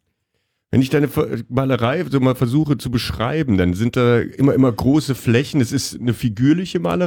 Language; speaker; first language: German; native; German